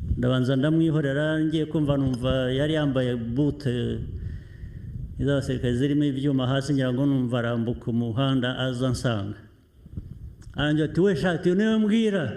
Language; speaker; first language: Kinyarwanda; early bilingual, heritage; Kinyarwanda